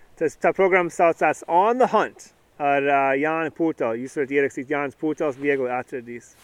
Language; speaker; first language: Latvian; early bilingual, heritage; Latvian